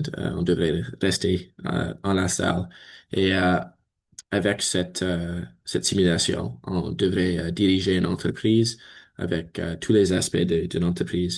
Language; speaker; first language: French; non-native, learner; English